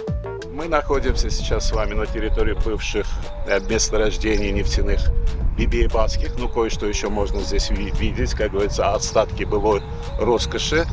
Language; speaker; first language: Russian; native; Russian